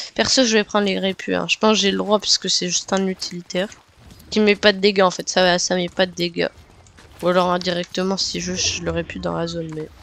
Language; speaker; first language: French; native; French